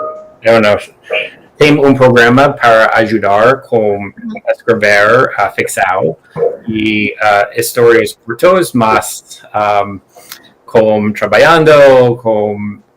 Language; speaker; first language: Portuguese; non-native, learner; English